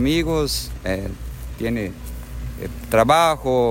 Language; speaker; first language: Spanish; non-native, learner; Portuguese